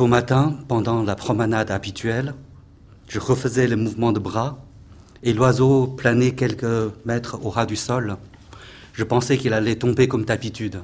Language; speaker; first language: French; non-native, fluent; Chinese